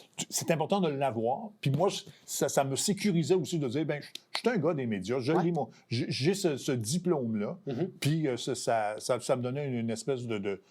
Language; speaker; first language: French; native; French